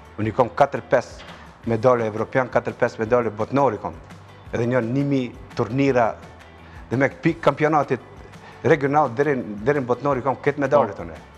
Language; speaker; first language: Albanian; native; Albanian